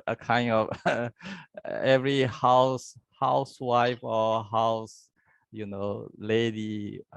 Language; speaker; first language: English; non-native, learner; Burmese